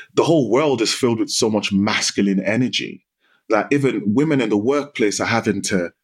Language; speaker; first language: English; non-native, local second language; Yoruba